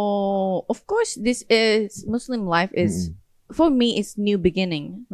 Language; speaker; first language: English; non-native, fluent; Japanese